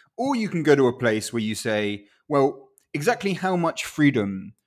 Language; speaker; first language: English; non-native, local second language; Spanish